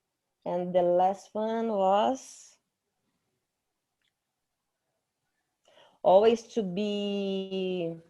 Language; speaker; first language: English; non-native, fluent; Portuguese